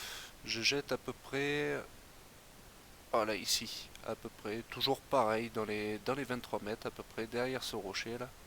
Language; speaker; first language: French; native; French